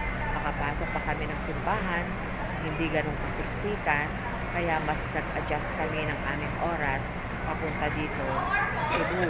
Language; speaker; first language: Filipino; native; Filipino